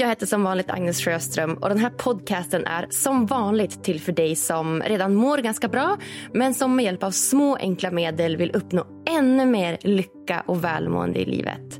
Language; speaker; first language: Swedish; native; Swedish